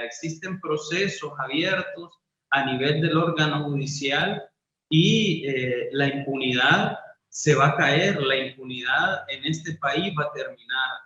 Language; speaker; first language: Spanish; native; Spanish